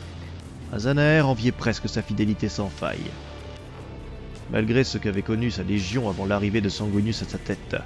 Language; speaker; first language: French; native; French